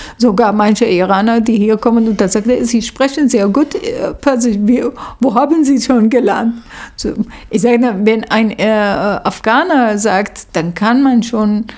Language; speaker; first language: German; non-native, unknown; Persian